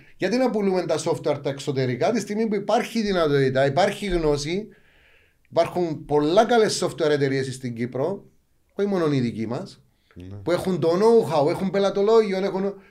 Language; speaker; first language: Greek; native; Greek